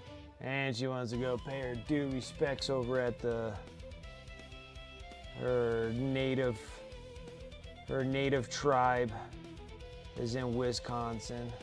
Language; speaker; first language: English; native; English